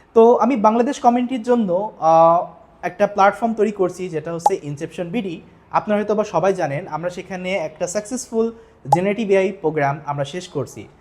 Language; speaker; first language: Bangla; native; Bangla